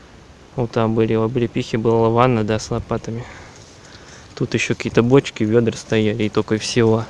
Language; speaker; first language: Russian; native; Russian